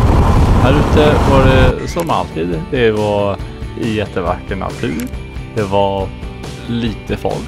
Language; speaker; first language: Swedish; native; Swedish